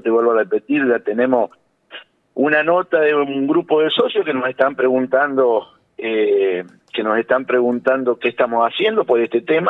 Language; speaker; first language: Spanish; native; Spanish